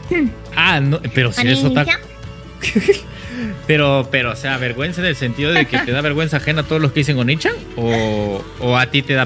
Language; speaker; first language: Spanish; native; Spanish